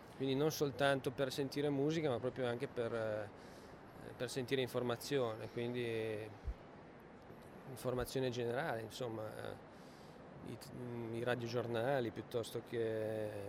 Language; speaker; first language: Italian; native; Italian